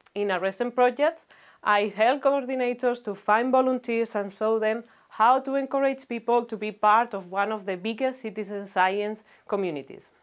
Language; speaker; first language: English; non-native, fluent; Spanish